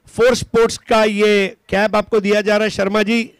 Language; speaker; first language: Hindi; non-native, local second language; Marathi